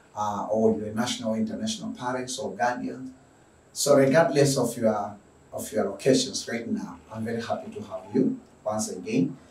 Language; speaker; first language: English; non-native, local second language; Swahili